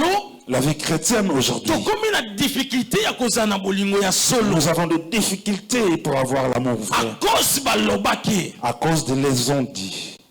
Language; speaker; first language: French; non-native, local second language; Lingala